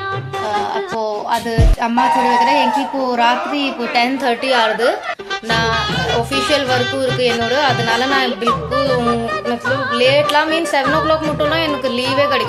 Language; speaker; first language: Tamil; early bilingual, heritage; Tamil